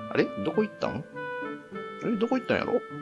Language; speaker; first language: Japanese; native; Japanese